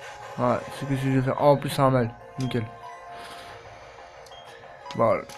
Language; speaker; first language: French; native; French